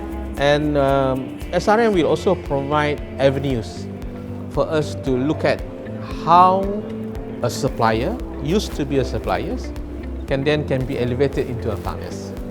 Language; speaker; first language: English; non-native, local second language; Malay